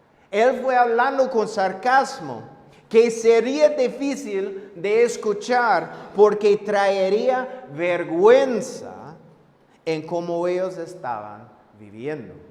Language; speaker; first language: Spanish; non-native, fluent; English